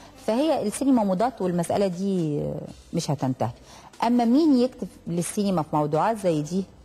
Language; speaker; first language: Arabic; native; Arabic